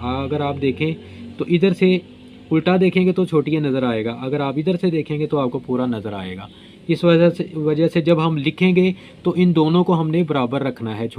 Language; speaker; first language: Urdu; non-native, local second language; Punjabi